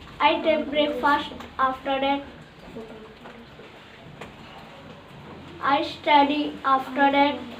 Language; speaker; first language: English; non-native, learner; Hindi